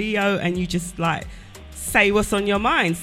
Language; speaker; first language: English; native; English